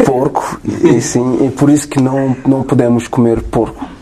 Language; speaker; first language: Portuguese; non-native, learner; French